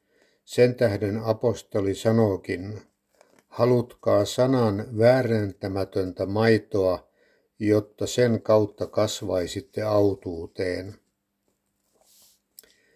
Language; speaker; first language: Finnish; native; Finnish